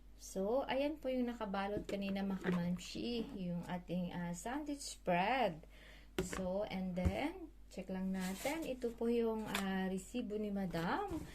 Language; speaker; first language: Filipino; native; Filipino